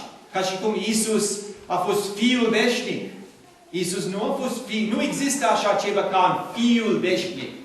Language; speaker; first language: Romanian; non-native, learner; English